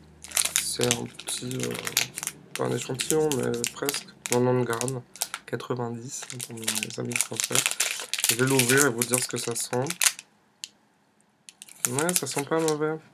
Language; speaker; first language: French; native; French